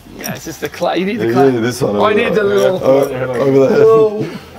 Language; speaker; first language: English; native; English